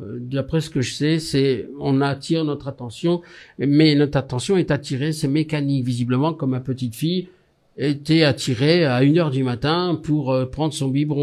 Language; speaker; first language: French; native; French